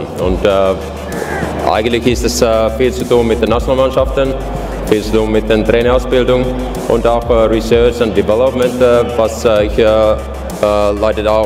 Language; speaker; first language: German; non-native, fluent; Finnish